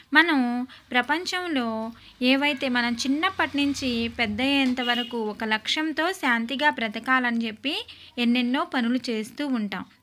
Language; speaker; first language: Hindi; non-native, local second language; Telugu